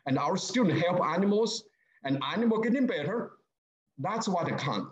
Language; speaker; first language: English; non-native, learner; Chinese